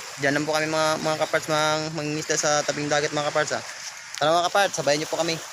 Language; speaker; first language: Filipino; non-native, local second language; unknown